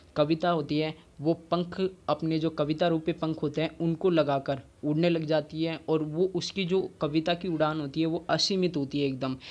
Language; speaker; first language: Hindi; native; Hindi